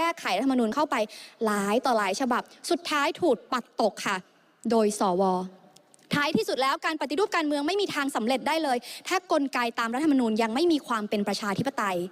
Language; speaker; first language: Thai; native; Thai